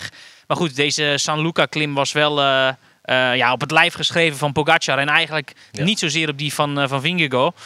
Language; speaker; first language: Dutch; native; Dutch